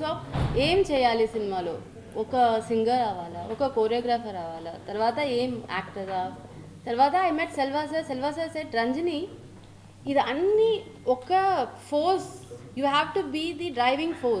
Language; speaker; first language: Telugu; non-native, learner; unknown